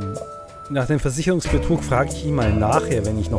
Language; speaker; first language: German; native; German